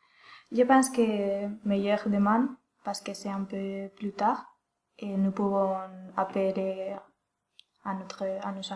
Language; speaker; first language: French; non-native, learner; Spanish